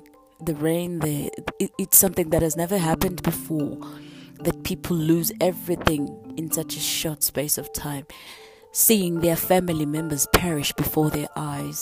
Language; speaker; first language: English; non-native, local second language; Zulu